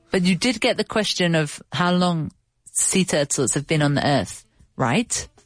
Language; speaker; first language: English; native; English